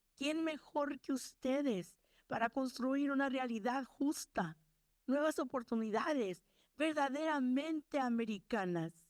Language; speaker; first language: Spanish; early bilingual, other home language; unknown